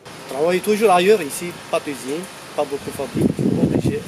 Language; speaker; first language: French; non-native, learner; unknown